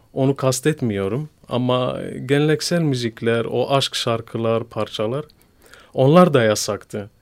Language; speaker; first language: Turkish; non-native, fluent; Kurdish